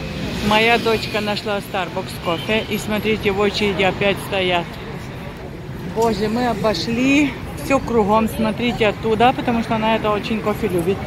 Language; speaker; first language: Russian; native; Russian